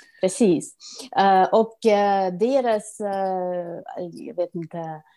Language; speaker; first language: Swedish; non-native, fluent; Russian